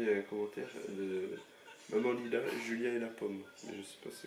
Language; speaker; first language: French; native; French